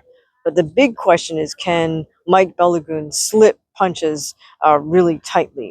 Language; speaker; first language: English; native; English